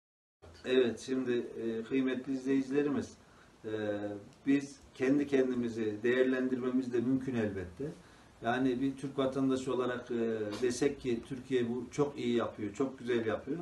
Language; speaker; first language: Turkish; native; Turkish